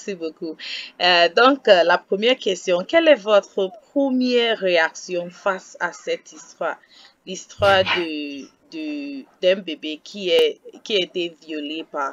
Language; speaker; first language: French; non-native, fluent; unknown